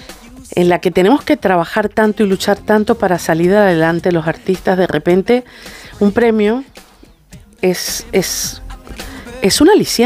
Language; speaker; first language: Spanish; native; Spanish